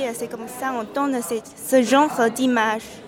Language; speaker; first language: French; non-native, fluent; Chinese